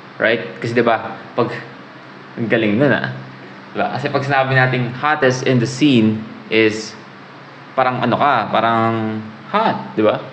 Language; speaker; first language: Filipino; native; Filipino